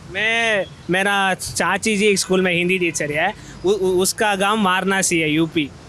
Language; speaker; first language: Hindi; non-native, learner; Tamil